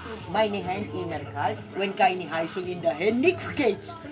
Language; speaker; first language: German; non-native, learner; Filipino